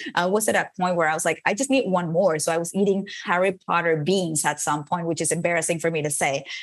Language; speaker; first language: English; non-native, fluent; Spanish